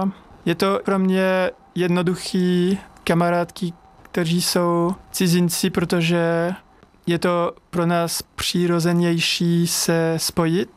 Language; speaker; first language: Czech; non-native, learner; French